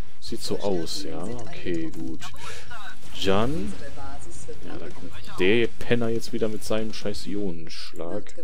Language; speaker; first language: German; native; German